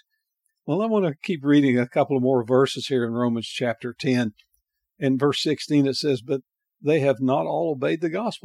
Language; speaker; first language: English; native; English